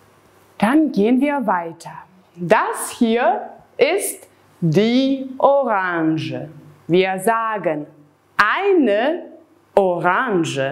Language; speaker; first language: German; non-native, fluent; Serbian